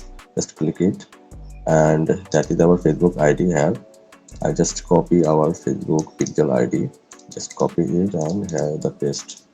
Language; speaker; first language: English; non-native, local second language; Bangla